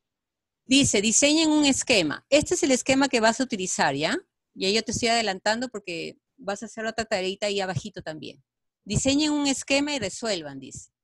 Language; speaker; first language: Spanish; native; Spanish